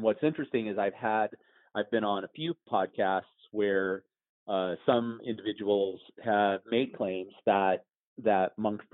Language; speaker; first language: English; native; English